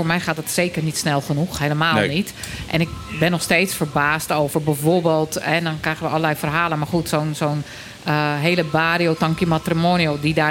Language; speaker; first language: Dutch; native; Dutch